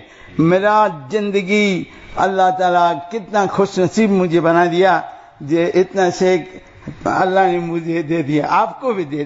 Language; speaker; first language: Hindi; non-native, learner; Bangla